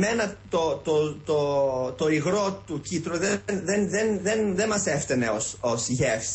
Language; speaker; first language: Greek; early bilingual, heritage; Greek